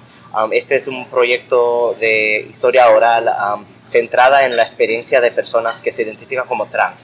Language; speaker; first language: Spanish; early bilingual, heritage; English